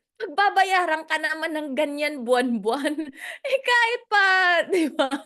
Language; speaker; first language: Filipino; non-native, local second language; Cebuano